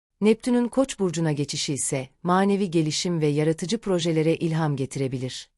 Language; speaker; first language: Turkish; native; Turkish